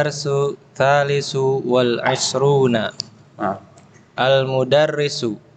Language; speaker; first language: Arabic; non-native, learner; Indonesian